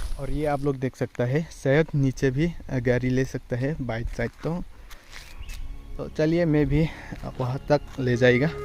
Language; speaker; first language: Hindi; non-native, local second language; Karbi